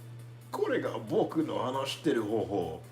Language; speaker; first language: Japanese; non-native, learner; English